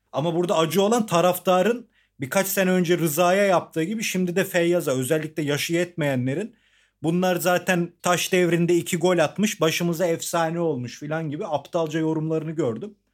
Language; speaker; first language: Turkish; native; Turkish